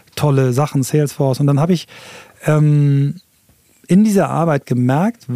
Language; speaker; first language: German; native; German